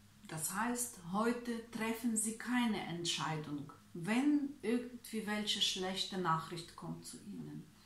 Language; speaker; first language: German; non-native, fluent; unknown